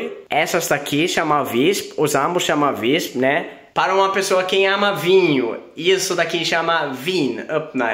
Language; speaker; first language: Portuguese; non-native, fluent; Swedish